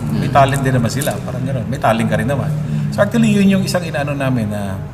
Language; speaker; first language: Filipino; non-native, local second language; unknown